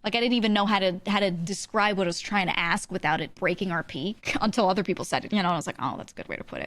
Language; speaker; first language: English; native; English